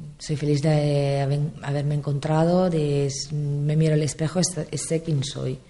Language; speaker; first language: Spanish; non-native, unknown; Italian